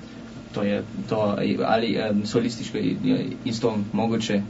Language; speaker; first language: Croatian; non-native, learner; Dutch